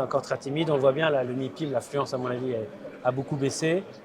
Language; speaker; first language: French; native; French